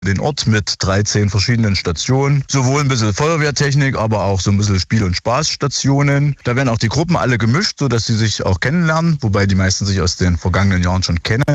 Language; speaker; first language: German; native; German